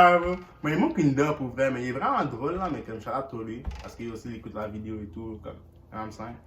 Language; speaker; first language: French; early bilingual, other home language; Haitian Creole